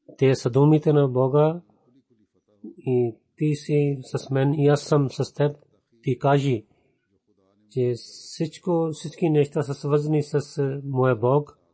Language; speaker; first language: Bulgarian; non-native, fluent; Urdu